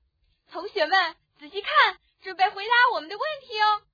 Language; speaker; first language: Chinese; native; Chinese